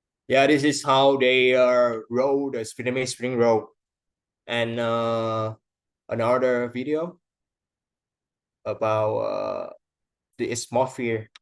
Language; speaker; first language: English; non-native, fluent; Vietnamese